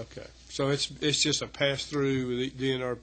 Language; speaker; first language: English; native; English